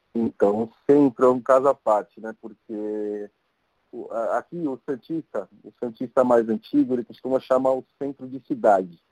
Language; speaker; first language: Portuguese; native; Portuguese